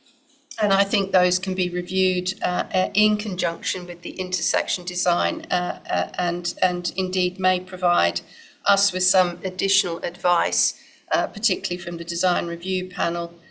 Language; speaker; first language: English; native; English